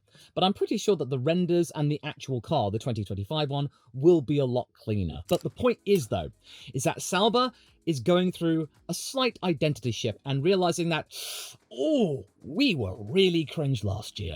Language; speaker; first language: English; native; English